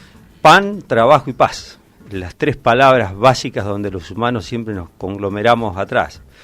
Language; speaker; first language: Spanish; native; Spanish